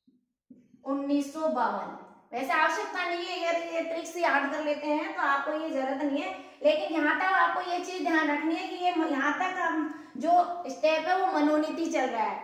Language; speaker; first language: Hindi; native; Hindi